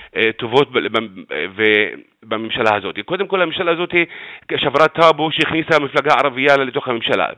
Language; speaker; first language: Hebrew; non-native, local second language; Arabic